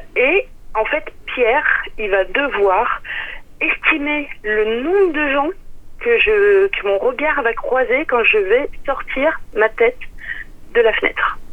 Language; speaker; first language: French; native; French